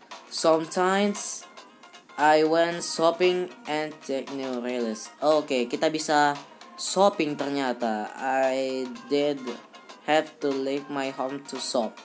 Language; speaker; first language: English; non-native, learner; Indonesian